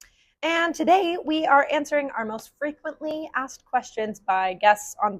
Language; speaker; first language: English; native; English